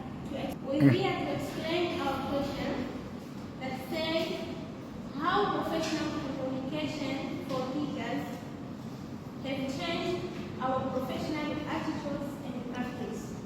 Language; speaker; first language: English; non-native, local second language; Swahili